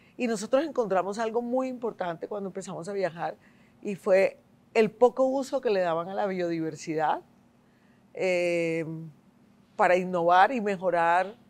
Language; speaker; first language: Spanish; native; Spanish